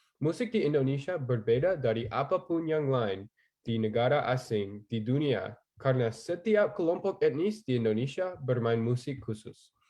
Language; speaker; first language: Indonesian; non-native, fluent; English